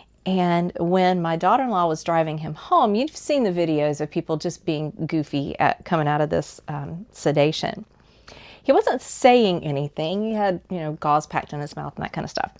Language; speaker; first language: English; native; English